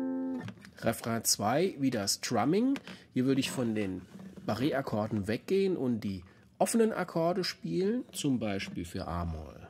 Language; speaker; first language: German; native; German